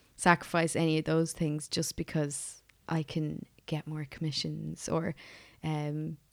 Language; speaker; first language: English; native; English